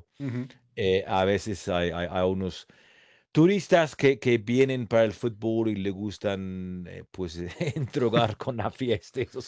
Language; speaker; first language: Spanish; non-native, fluent; English